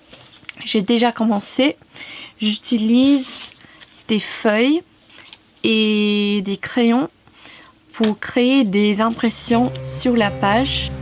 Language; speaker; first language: French; non-native, fluent; English